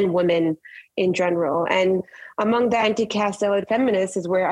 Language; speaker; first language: English; non-native, local second language; Marathi